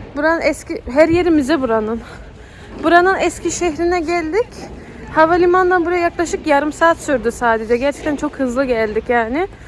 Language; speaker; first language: Turkish; early bilingual, heritage; Turkish